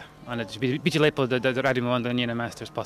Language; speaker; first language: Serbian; non-native, learner; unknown